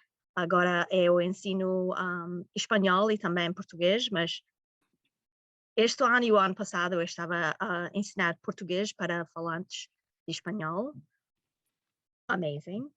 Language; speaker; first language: Portuguese; early bilingual, heritage; Portuguese